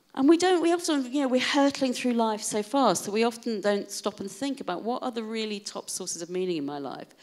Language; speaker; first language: English; native; English